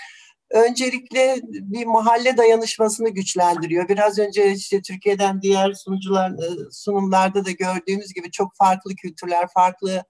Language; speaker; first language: Turkish; native; Turkish